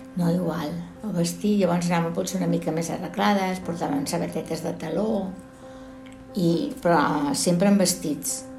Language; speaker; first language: Catalan; native; Catalan